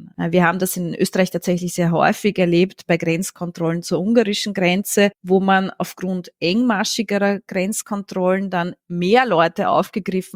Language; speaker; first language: German; native; German